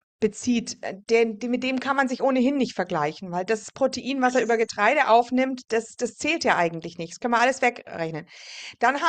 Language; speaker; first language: German; native; German